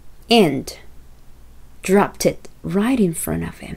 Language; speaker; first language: English; non-native, fluent; Korean